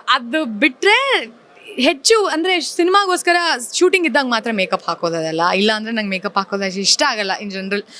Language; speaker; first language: Kannada; native; Kannada